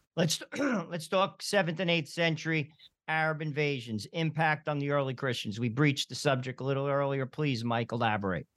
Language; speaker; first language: English; early bilingual, other home language; Italian